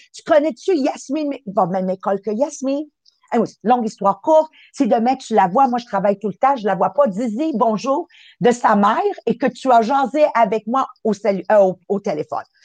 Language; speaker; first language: French; native; French